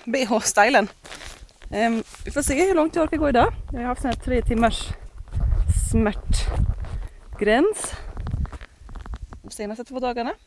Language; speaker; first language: Swedish; native; Swedish